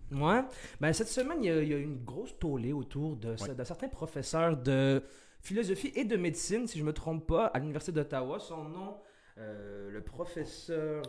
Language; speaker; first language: French; early bilingual, other home language; Arabic